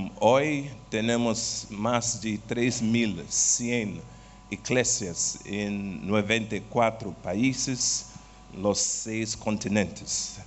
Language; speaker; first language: Spanish; non-native, learner; Portuguese